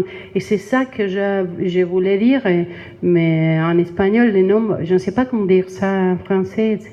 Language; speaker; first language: French; non-native, learner; Spanish